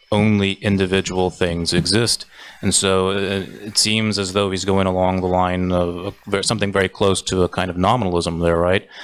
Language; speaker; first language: English; native; English